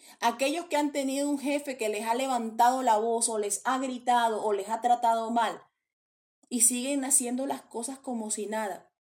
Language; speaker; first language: Spanish; native; Spanish